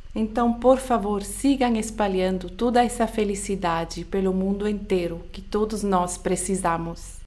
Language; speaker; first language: Portuguese; non-native, fluent; Swiss German